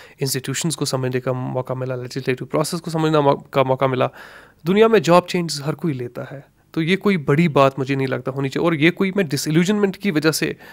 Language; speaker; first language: Urdu; non-native, local second language; Kashmiri